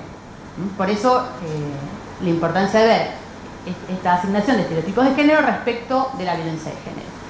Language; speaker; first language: Spanish; native; Spanish